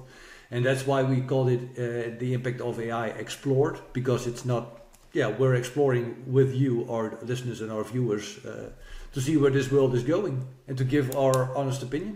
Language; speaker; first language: English; non-native, fluent; Dutch